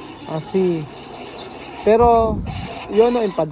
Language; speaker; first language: Spanish; non-native, learner; Filipino